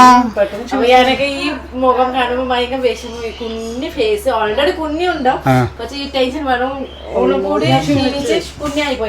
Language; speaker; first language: Malayalam; non-native, fluent; Nepali